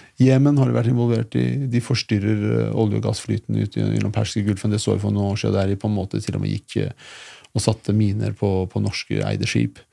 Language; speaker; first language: Norwegian; early bilingual, other home language; Persian